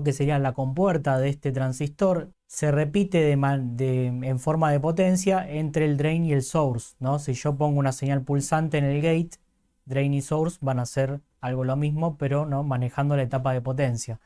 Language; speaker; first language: Spanish; native; Spanish